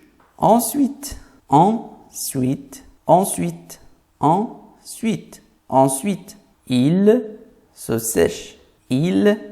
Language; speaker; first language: French; non-native, fluent; Arabic